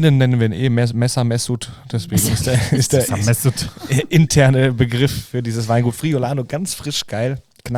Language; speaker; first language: German; native; German